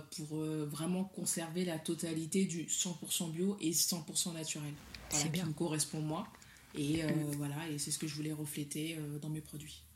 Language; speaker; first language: French; non-native, local second language; Soninke